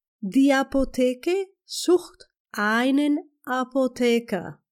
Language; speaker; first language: German; non-native, fluent; Spanish